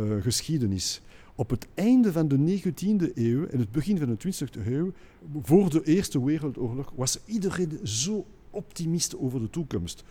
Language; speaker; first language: Dutch; non-native, local second language; French